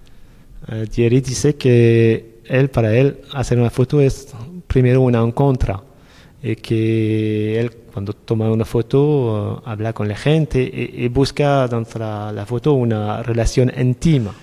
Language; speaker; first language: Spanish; non-native, learner; French